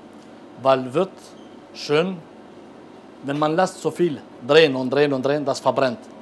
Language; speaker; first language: German; non-native, learner; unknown